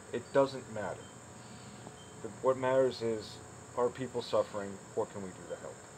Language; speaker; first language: English; native; English